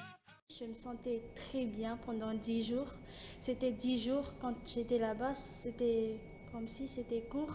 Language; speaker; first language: French; non-native, local second language; Malagasy